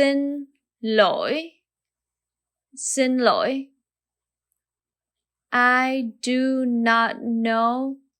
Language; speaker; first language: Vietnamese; early bilingual, heritage; Vietnamese